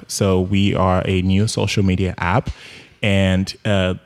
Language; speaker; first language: English; non-native, local second language; Yoruba